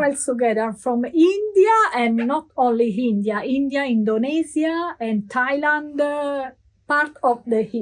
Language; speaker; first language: English; non-native, learner; Italian